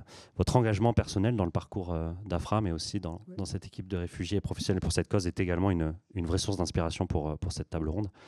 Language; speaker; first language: French; native; French